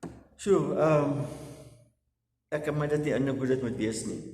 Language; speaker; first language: Afrikaans; native; Afrikaans